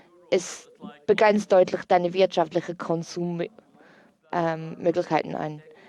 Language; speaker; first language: German; native; German